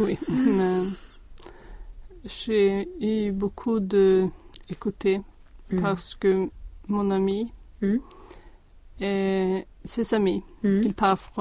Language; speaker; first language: French; non-native, learner; Swedish